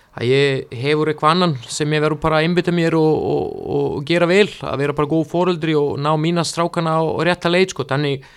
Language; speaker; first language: Icelandic; non-native, fluent; Serbian